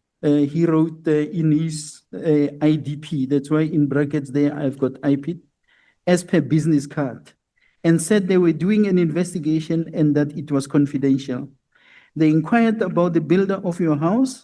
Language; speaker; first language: English; non-native, local second language; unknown